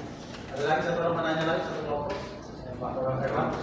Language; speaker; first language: Indonesian; native; Indonesian